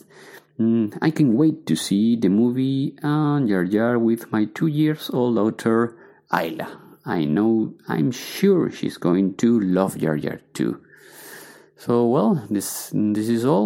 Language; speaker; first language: English; non-native, fluent; Spanish